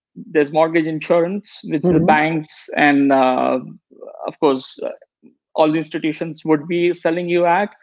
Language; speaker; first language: English; non-native, local second language; Gujarati